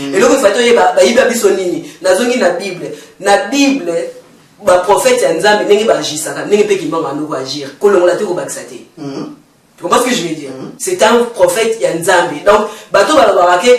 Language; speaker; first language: Lingala; non-native, local second language; Kongo